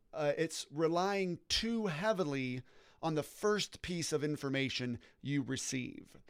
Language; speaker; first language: English; native; English